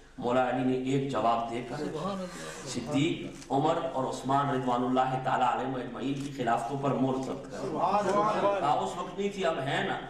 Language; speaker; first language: Urdu; non-native, local second language; Pashto